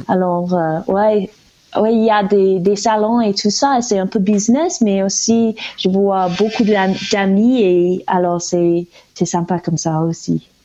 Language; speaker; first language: French; non-native, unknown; English